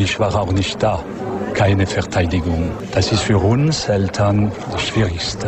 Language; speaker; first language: German; non-native, learner; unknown